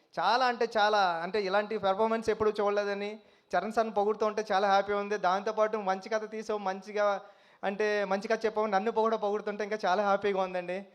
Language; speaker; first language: Telugu; native; Telugu